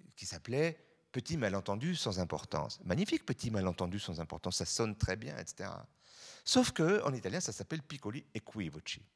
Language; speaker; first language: French; native; French